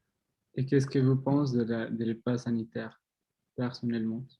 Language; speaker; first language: French; non-native, learner; Spanish